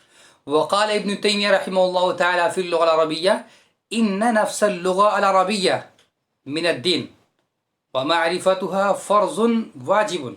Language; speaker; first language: Arabic; non-native, fluent; Urdu